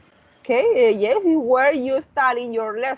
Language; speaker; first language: English; non-native, learner; Spanish